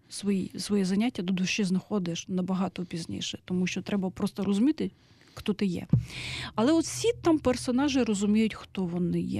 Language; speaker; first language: Ukrainian; native; Ukrainian